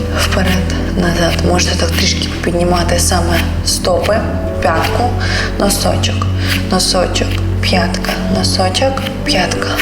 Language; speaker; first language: Ukrainian; native; Ukrainian